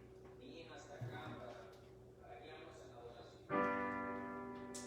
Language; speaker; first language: Spanish; native; Spanish